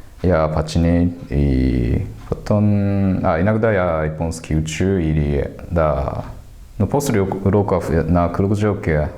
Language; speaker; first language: Russian; non-native, learner; Japanese